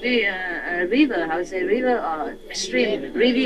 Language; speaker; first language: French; non-native, learner; Vietnamese